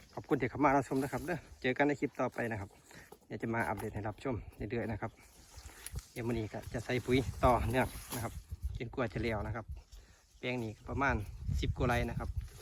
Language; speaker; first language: Thai; native; Thai